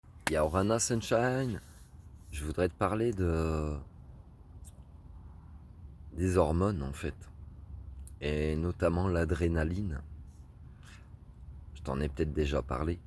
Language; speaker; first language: French; native; French